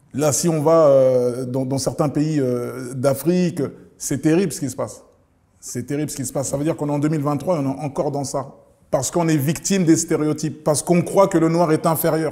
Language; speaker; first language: French; early bilingual, other home language; Lingala